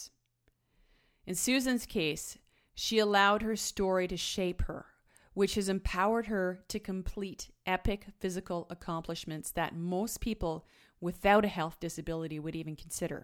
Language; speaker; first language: English; native; English